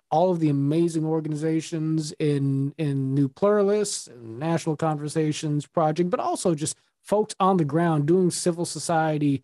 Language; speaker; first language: English; native; English